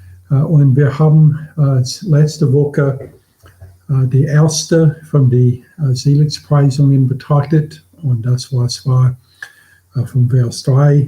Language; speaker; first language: German; non-native, fluent; English